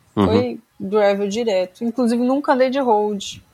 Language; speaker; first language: Portuguese; native; Portuguese